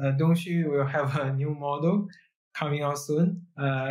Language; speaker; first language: English; non-native, fluent; Chinese